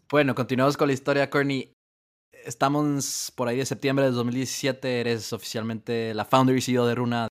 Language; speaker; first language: Spanish; native; Spanish